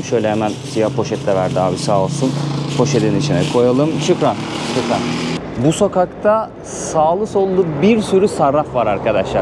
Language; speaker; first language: Turkish; native; Turkish